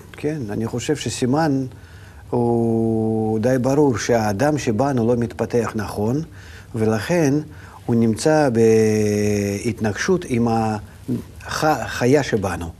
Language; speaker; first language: Hebrew; non-native, fluent; Russian